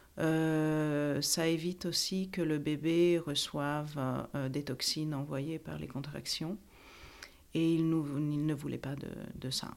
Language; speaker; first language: French; non-native, fluent; Italian